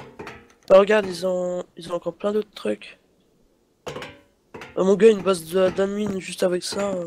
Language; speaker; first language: French; native; French